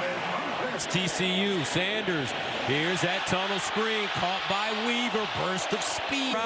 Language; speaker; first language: English; native; English